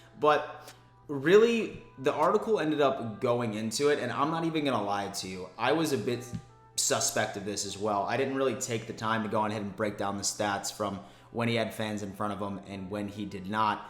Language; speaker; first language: English; native; English